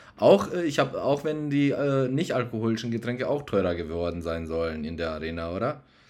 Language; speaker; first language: German; non-native, fluent; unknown